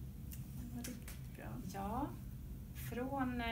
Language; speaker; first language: Swedish; native; Swedish